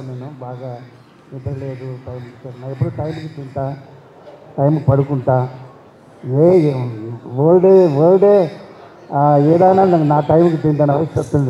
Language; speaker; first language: Telugu; non-native, learner; Tamil